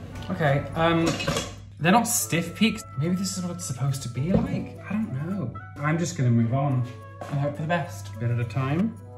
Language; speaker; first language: English; native; English